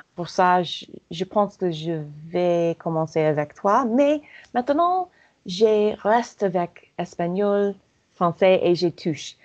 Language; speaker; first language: French; non-native, learner; English